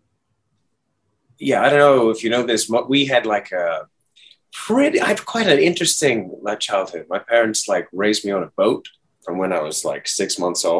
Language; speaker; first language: English; native; English